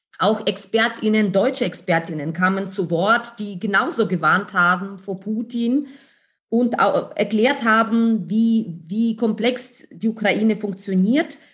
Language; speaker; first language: German; non-native, fluent; Russian